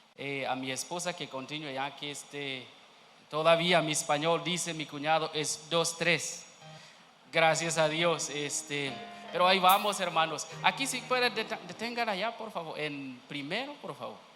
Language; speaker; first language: Spanish; non-native, learner; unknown